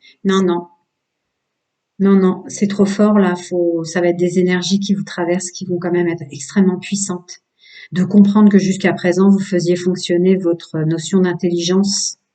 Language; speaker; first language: French; native; French